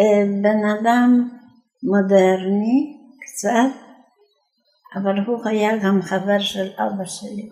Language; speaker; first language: Hebrew; non-native, fluent; Yiddish